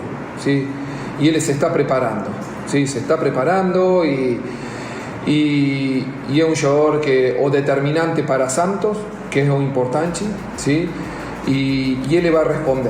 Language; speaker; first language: Portuguese; non-native, learner; Spanish